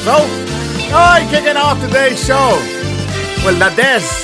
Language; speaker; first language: English; early bilingual, other home language; Spanish